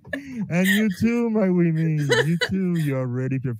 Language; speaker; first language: English; non-native, learner; French